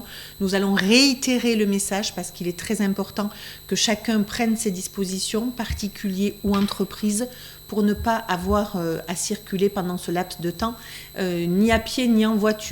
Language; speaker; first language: French; native; French